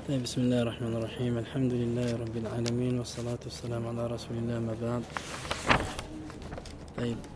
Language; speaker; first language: Arabic; non-native, fluent; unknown